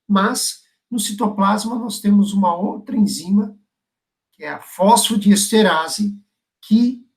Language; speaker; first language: Portuguese; native; Portuguese